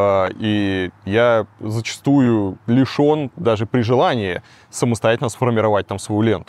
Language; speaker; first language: Russian; native; Russian